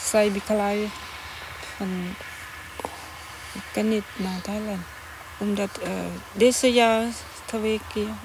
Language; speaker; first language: Dutch; non-native, learner; Thai